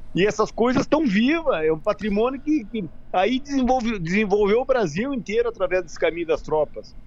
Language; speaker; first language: Portuguese; native; Portuguese